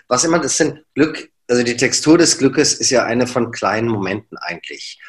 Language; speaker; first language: German; native; German